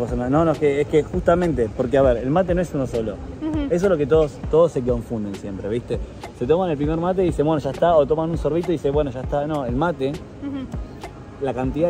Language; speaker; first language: Spanish; native; Spanish